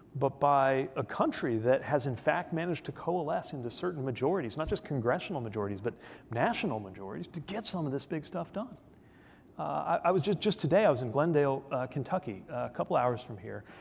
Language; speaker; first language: English; native; English